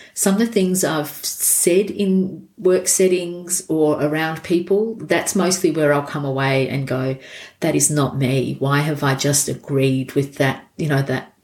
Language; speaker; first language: English; native; English